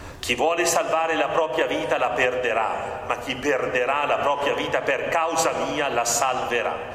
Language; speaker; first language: Italian; native; Italian